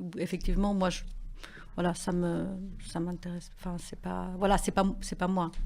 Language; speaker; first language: French; non-native, fluent; Spanish